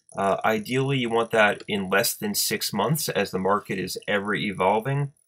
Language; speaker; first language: English; native; English